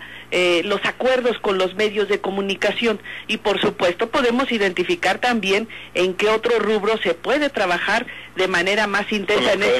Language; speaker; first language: Spanish; native; Spanish